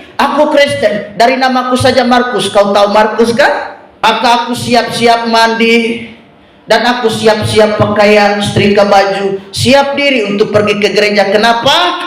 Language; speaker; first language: Indonesian; native; Indonesian